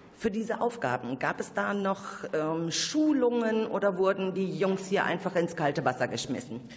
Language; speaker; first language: German; native; German